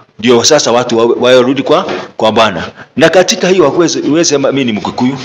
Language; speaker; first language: Swahili; non-native, local second language; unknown